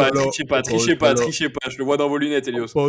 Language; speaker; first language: French; native; French